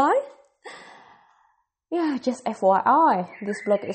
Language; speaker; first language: English; non-native, fluent; Indonesian